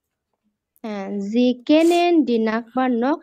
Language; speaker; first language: German; non-native, learner; Bangla